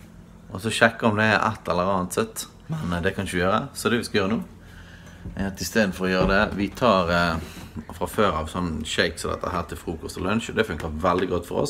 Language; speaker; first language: Norwegian; native; Norwegian